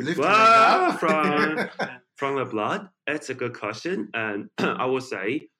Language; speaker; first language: English; non-native, fluent; Chinese